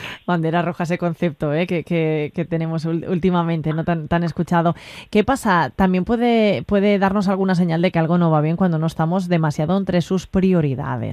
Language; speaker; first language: Spanish; native; Spanish